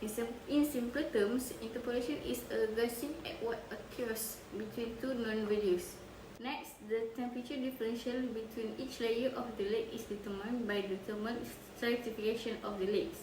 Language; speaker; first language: English; non-native, local second language; Malay